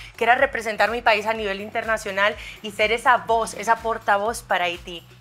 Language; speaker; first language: Spanish; non-native, fluent; Haitian Creole